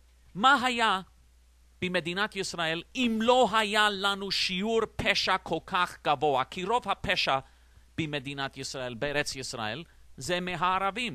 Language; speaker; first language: Hebrew; non-native, fluent; English